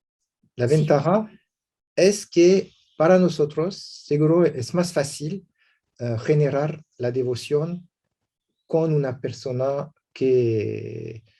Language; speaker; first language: Spanish; non-native, learner; French